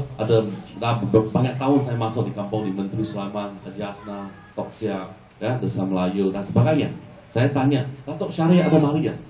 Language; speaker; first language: Malay; non-native, local second language; Chinese